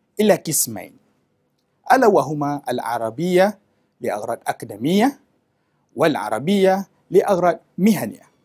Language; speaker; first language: Arabic; non-native, fluent; Malay